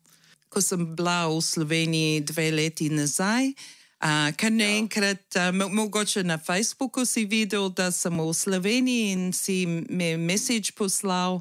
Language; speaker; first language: Slovenian; early bilingual, heritage; English